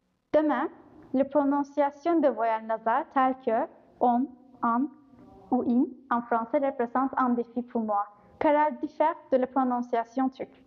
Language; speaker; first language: French; non-native, fluent; Turkish